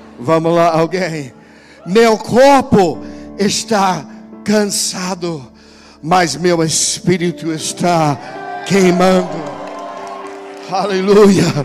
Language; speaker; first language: Portuguese; non-native, fluent; English